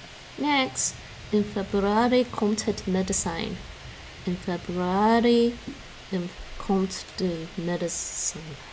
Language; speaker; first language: Dutch; non-native, learner; English